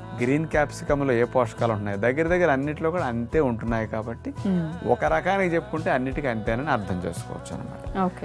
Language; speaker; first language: Telugu; native; Telugu